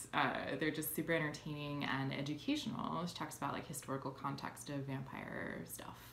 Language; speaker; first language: English; native; English